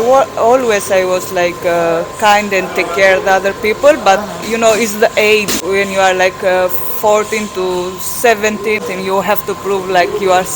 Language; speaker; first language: English; non-native, fluent; Greek